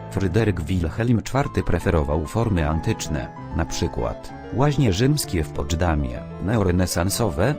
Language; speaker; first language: Polish; native; Polish